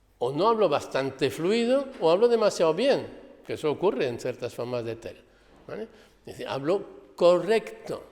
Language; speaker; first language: Spanish; non-native, fluent; French